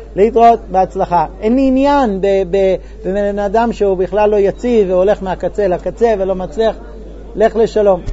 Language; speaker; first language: Hebrew; non-native, fluent; English